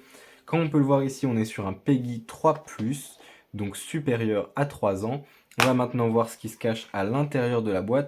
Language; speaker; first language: French; native; French